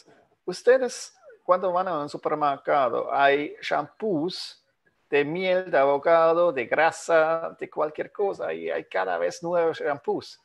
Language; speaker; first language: Spanish; non-native, fluent; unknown